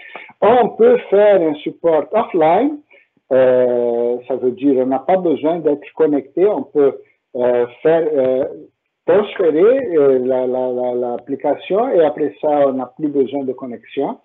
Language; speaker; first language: French; non-native, fluent; Portuguese